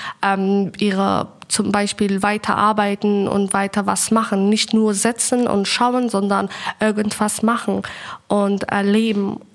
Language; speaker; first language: German; non-native, learner; Persian